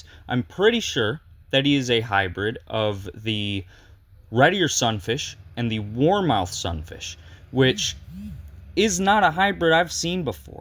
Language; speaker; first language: English; native; English